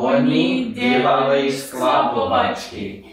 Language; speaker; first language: Czech; non-native, learner; English